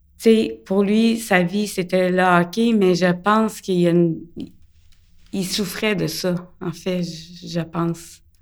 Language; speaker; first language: French; early bilingual, other home language; English